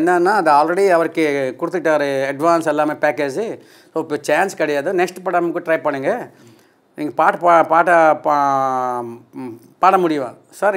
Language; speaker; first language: Tamil; non-native, learner; Telugu